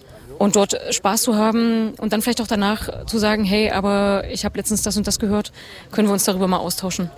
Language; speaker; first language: German; native; German